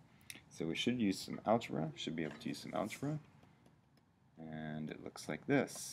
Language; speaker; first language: English; native; English